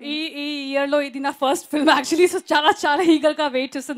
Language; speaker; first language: Telugu; non-native, learner; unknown